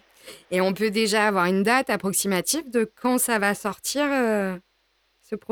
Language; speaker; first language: French; native; French